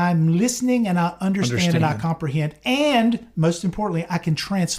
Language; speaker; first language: English; native; English